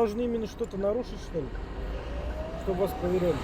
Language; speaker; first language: Russian; native; Russian